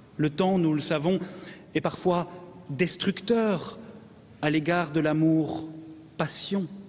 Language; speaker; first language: French; native; French